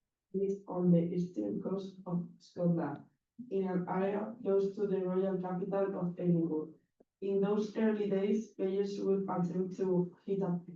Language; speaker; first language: English; non-native, learner; Spanish